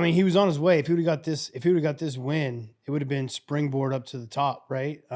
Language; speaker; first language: English; native; English